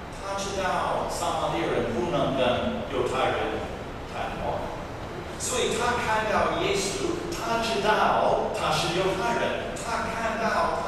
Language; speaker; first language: Chinese; non-native, fluent; English